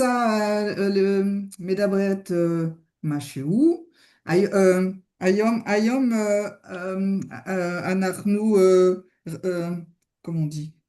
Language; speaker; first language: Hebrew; non-native, learner; French